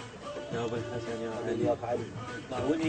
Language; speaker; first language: Arabic; native; Arabic